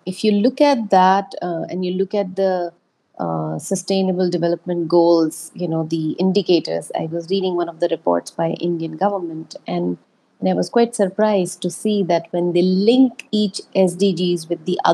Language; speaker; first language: English; non-native, local second language; Hindi